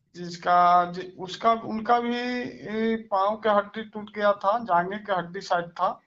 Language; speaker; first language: Hindi; native; Hindi